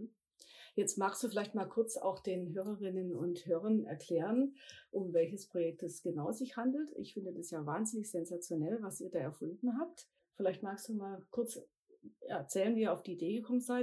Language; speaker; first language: German; native; German